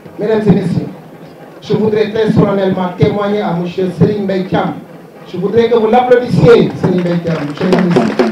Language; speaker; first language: French; non-native, local second language; Wolof